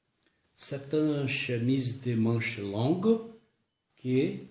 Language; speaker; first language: French; non-native, learner; Portuguese